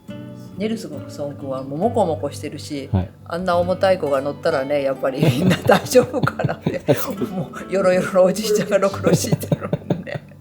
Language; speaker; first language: Japanese; native; Japanese